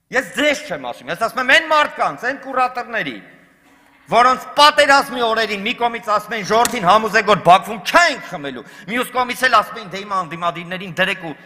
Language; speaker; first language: Armenian; native; Armenian